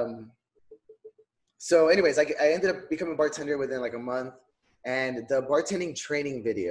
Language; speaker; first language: English; native; English